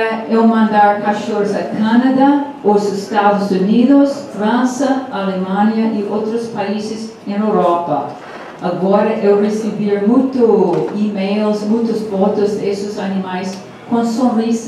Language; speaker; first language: Portuguese; non-native, learner; English